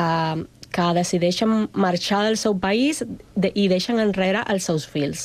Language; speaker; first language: Catalan; non-native, fluent; Spanish